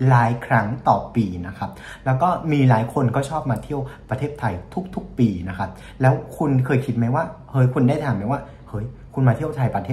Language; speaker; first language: Thai; non-native, fluent; Vietnamese